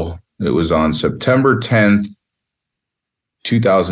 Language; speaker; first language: English; native; English